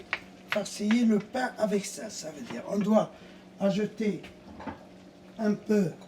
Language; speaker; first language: French; non-native, fluent; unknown